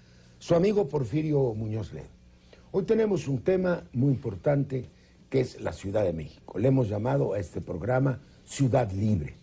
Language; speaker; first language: Spanish; native; Spanish